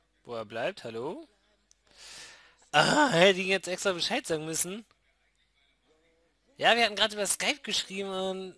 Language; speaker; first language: German; native; German